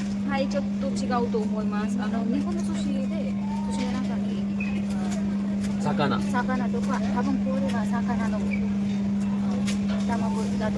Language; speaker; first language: Japanese; non-native, learner; Marathi